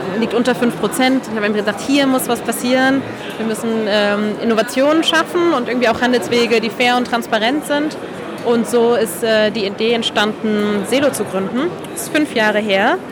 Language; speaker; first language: German; non-native, fluent; Catalan